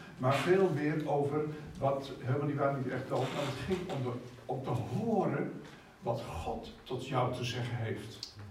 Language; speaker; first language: Dutch; native; Dutch